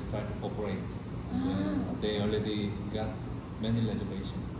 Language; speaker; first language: English; non-native, learner; Korean